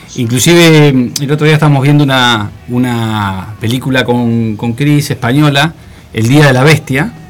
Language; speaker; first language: Spanish; native; Spanish